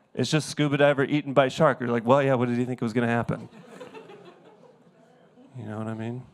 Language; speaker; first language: English; native; English